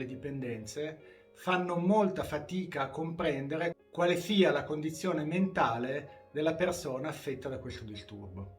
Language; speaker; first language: Italian; native; Italian